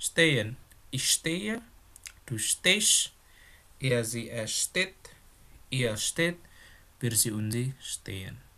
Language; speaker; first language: German; non-native, fluent; Indonesian